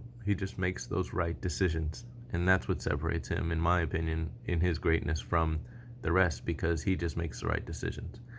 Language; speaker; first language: English; native; English